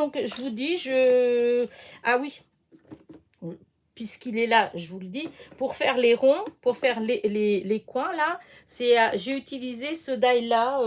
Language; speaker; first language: French; native; French